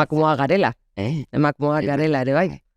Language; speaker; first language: Basque; non-native, local second language; Spanish